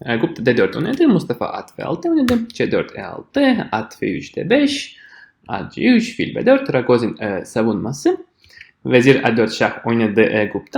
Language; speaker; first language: Turkish; non-native, fluent; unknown